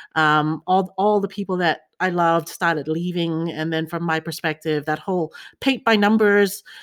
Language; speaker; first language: English; early bilingual, other home language; Chinese